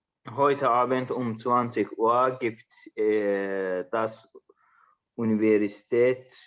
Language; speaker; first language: German; non-native, learner; Azerbaijani